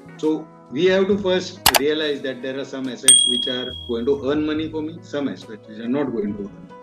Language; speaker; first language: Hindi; non-native, local second language; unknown